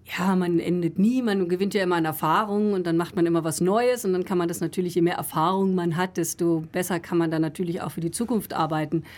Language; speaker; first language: German; native; German